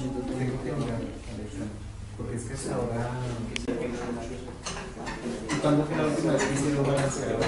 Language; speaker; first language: Spanish; native; Spanish